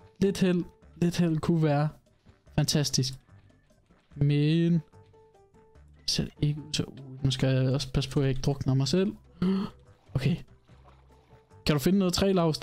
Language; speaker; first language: Danish; native; Danish